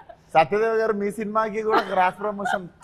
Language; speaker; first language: Telugu; native; Telugu